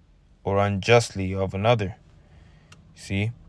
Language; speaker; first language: English; native; English